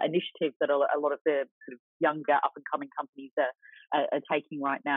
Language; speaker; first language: English; native; English